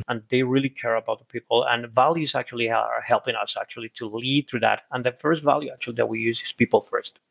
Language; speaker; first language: English; non-native, fluent; Spanish